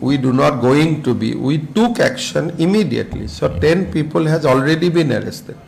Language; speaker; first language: English; non-native, local second language; Assamese